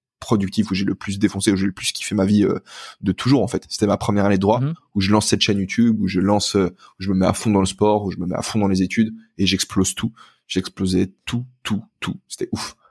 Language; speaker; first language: French; native; French